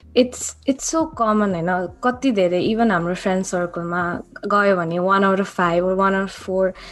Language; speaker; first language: English; non-native, local second language; Nepali